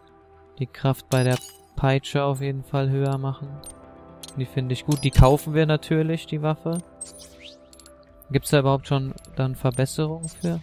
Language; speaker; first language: German; native; German